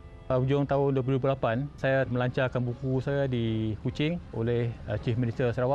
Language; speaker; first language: Malay; native; Malay